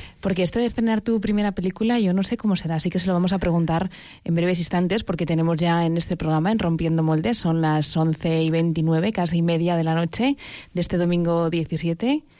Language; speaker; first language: Spanish; native; Spanish